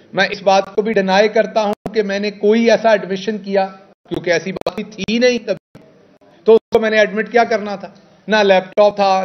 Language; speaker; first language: Urdu; native; Urdu